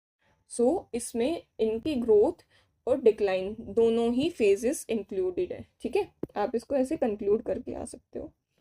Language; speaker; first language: Hindi; native; Hindi